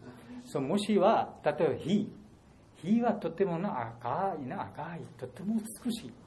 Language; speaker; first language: Japanese; non-native, learner; Bangla